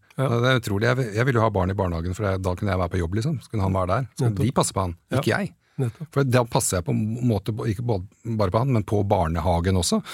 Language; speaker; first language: Norwegian; native; Norwegian